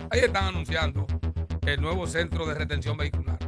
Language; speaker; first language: Spanish; native; Spanish